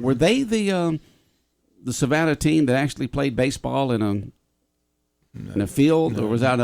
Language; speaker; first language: English; native; English